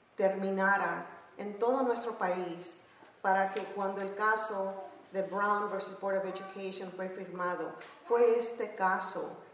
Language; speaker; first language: Spanish; early bilingual, heritage; Spanish